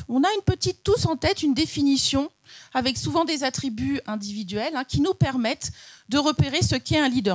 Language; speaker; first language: French; native; French